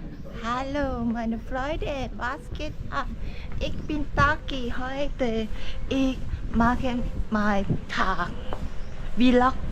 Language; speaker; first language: German; non-native, learner; Thai